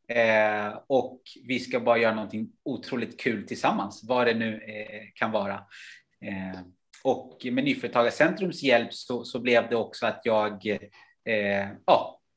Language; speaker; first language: Swedish; non-native, fluent; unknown